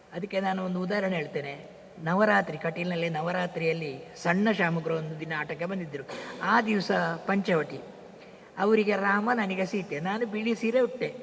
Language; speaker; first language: Kannada; non-native, local second language; Tulu